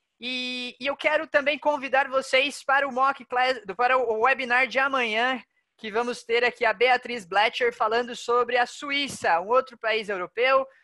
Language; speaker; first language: Portuguese; native; Portuguese